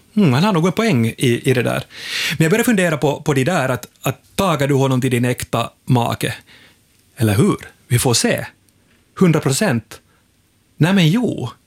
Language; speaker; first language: Swedish; native; Swedish